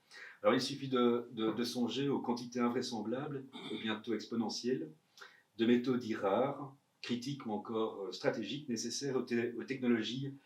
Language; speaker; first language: French; native; French